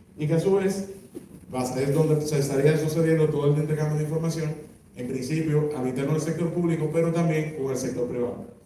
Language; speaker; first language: Spanish; native; Spanish